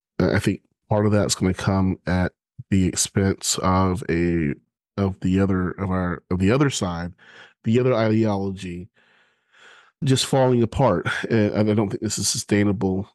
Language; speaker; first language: English; native; English